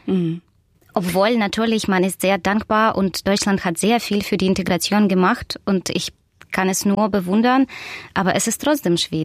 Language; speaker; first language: German; non-native, fluent; Russian